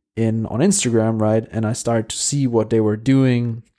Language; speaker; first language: English; non-native, fluent; Portuguese